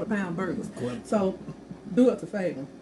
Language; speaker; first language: English; native; English